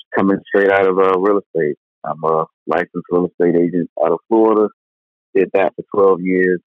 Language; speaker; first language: English; native; English